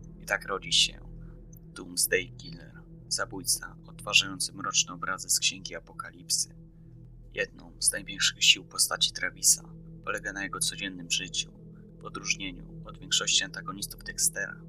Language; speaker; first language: Polish; native; Polish